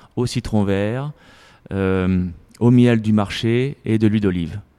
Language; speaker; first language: French; native; French